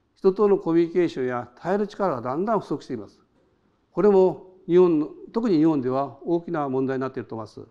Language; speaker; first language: Japanese; native; Japanese